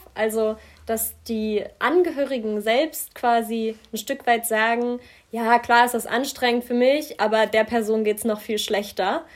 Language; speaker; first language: German; native; German